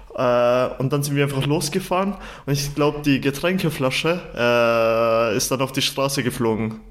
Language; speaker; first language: German; early bilingual, other home language; Turkish